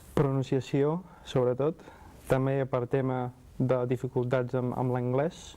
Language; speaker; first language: Catalan; non-native, fluent; English